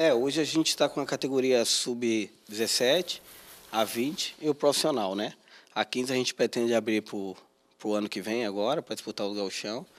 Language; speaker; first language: Portuguese; native; Portuguese